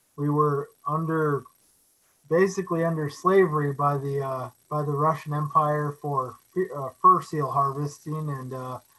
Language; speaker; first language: English; native; English